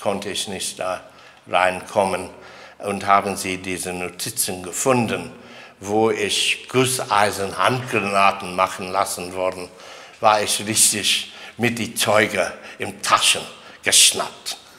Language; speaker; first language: German; non-native, fluent; English